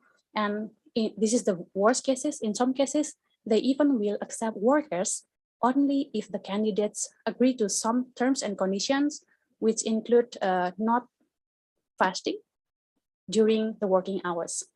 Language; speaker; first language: English; non-native, fluent; Indonesian